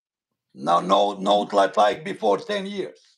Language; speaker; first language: English; non-native, learner; Bosnian